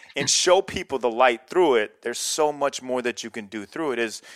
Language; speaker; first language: English; native; English